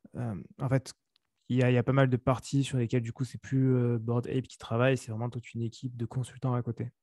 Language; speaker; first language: French; native; French